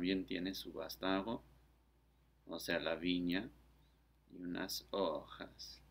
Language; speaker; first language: Spanish; non-native, fluent; English